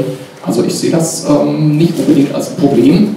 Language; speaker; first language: German; native; German